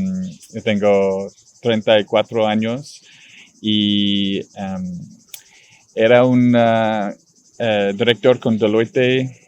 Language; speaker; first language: Spanish; non-native, learner; English